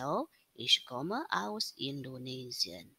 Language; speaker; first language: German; non-native, learner; Indonesian